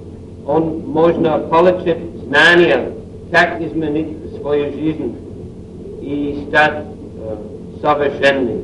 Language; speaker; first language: Russian; non-native, learner; English